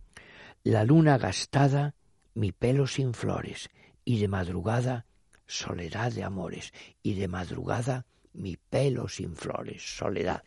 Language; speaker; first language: Spanish; native; Spanish